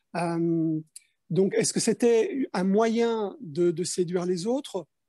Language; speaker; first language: French; early bilingual, other home language; Spanish